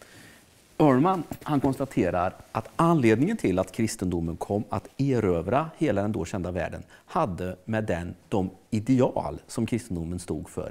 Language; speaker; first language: Swedish; native; Swedish